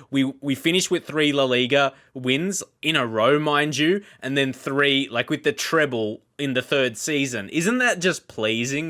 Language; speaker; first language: English; native; English